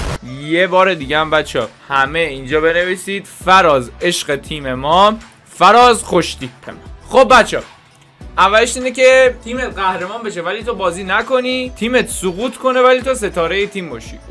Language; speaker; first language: Persian; native; Persian